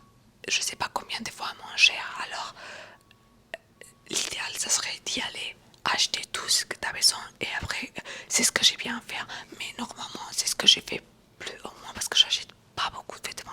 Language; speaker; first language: French; non-native, fluent; Romanian